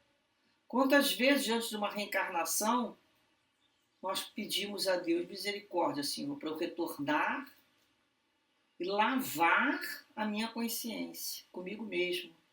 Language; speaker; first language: Portuguese; native; Portuguese